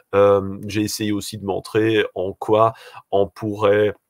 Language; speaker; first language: French; native; French